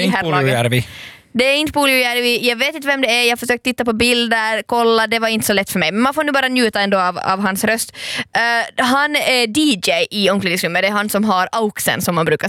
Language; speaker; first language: Swedish; native; Swedish